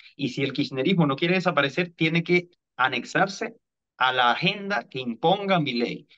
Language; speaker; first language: Spanish; native; Spanish